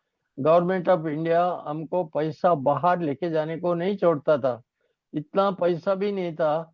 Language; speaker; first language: Hindi; non-native, local second language; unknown